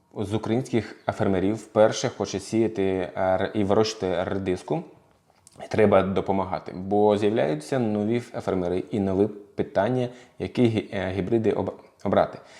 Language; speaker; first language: Ukrainian; non-native, local second language; Russian